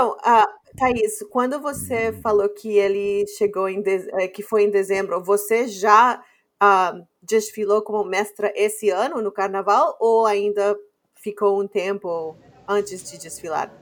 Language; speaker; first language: Portuguese; non-native, fluent; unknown